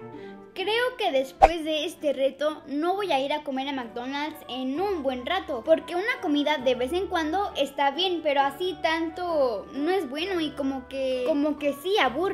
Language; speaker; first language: Spanish; native; Spanish